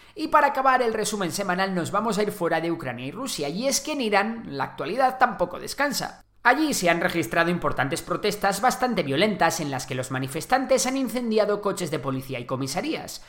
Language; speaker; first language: Spanish; native; Spanish